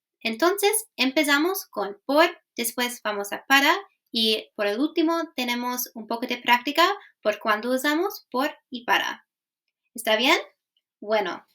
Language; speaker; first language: Spanish; non-native, fluent; English